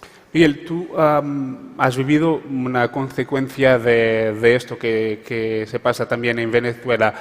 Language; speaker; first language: Spanish; non-native, fluent; Portuguese